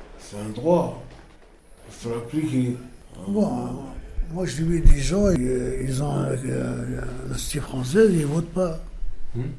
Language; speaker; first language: French; non-native, learner; Arabic